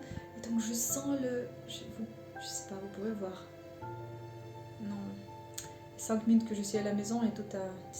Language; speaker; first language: French; non-native, learner; Russian